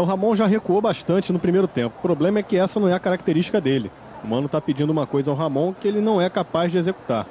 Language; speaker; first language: Portuguese; native; Portuguese